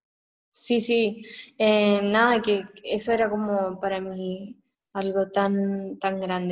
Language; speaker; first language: Spanish; early bilingual, heritage; Spanish